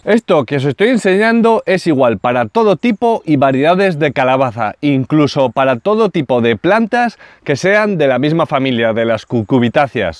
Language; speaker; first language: Spanish; native; Spanish